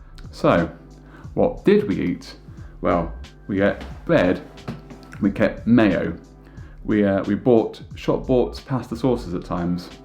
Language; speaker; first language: English; native; English